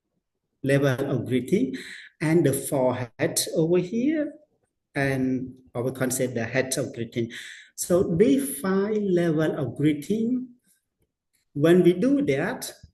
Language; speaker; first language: English; non-native, learner; Khmer